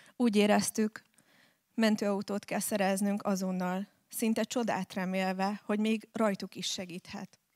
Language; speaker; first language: Hungarian; native; Hungarian